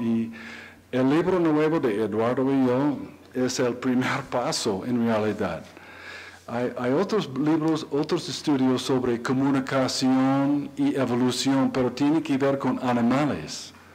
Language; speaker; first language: Spanish; non-native, learner; English